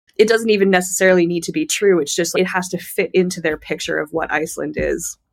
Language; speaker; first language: English; native; English